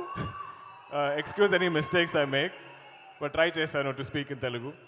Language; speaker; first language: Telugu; non-native, learner; Malayalam